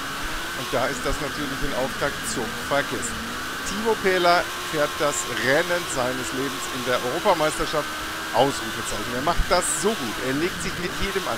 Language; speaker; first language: German; native; German